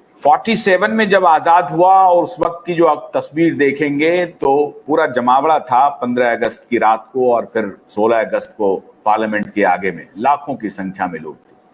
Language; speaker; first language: Hindi; native; Hindi